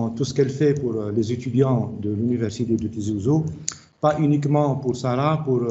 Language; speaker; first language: French; non-native, local second language; Kabyle